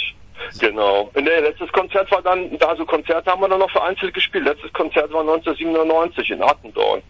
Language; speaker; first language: German; native; German